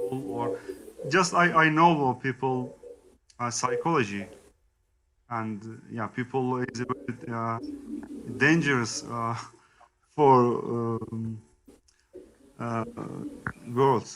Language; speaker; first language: English; non-native, learner; Turkish